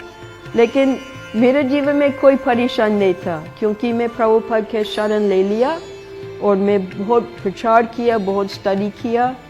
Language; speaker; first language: Hindi; non-native, fluent; English